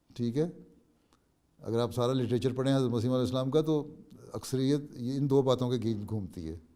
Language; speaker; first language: Urdu; native; Urdu